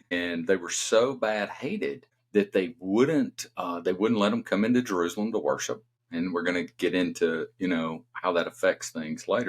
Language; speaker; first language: English; native; English